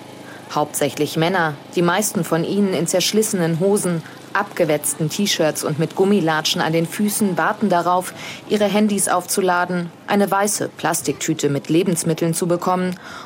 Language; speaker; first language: German; native; German